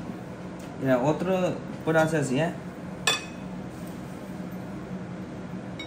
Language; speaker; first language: Spanish; non-native, learner; Chinese